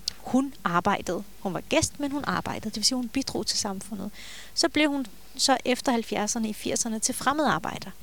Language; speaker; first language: Danish; early bilingual, other home language; Turkish